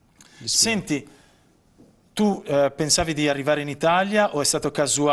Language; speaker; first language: Italian; native; Italian